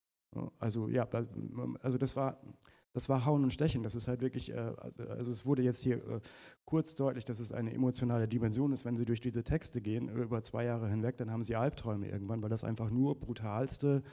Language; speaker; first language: German; native; German